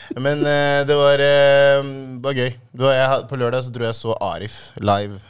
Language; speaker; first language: Norwegian; early bilingual, other home language; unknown